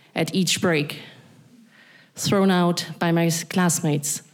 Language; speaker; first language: English; non-native, fluent; German